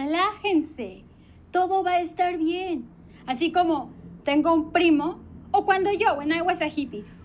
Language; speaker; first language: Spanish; non-native, fluent; English